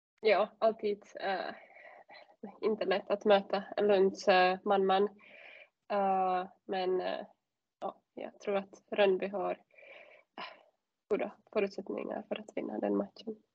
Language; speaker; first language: Swedish; non-native, fluent; Czech